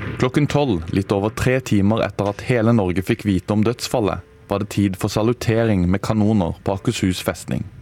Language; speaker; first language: Norwegian; native; Norwegian